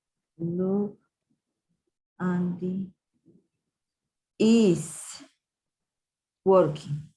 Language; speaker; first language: English; non-native, learner; Spanish